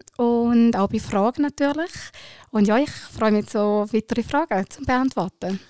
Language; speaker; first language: German; early bilingual, other home language; Albanian